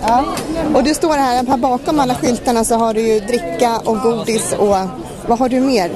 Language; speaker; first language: Swedish; native; Swedish